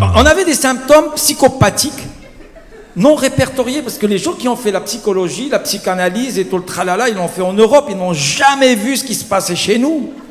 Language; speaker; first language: French; non-native, local second language; Arabic